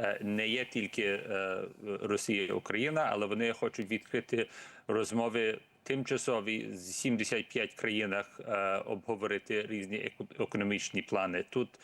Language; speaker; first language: Ukrainian; early bilingual, heritage; Ukrainian